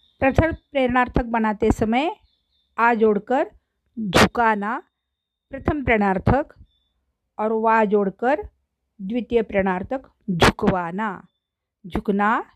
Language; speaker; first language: Hindi; non-native, local second language; Marathi